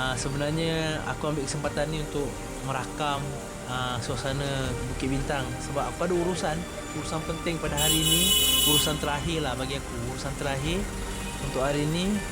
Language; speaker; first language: Malay; native; Malay